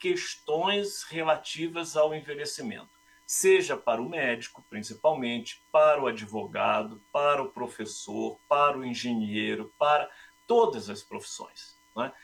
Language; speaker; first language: Portuguese; native; Portuguese